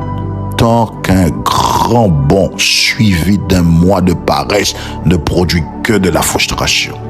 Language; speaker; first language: French; non-native, local second language; Haitian Creole